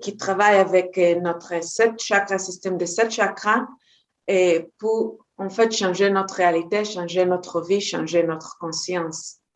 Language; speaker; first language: French; non-native, fluent; Hebrew